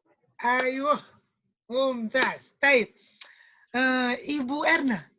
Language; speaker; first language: Arabic; non-native, fluent; Indonesian